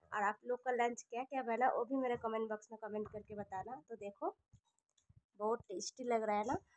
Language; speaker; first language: Hindi; non-native, local second language; Bangla